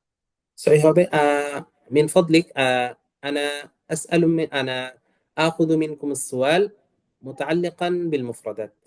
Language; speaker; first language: Arabic; non-native, fluent; Bangla